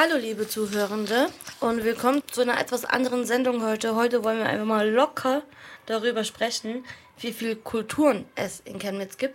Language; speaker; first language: German; early bilingual, heritage; German